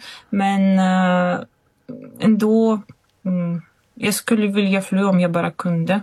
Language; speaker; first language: Swedish; non-native, fluent; Russian